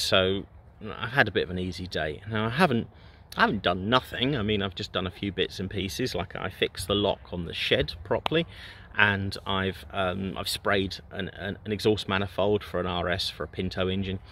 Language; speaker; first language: English; native; English